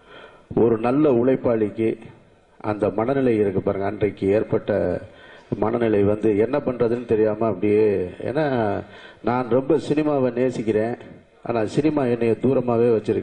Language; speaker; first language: Tamil; native; Tamil